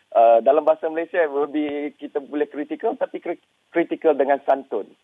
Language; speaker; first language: English; non-native, local second language; Malay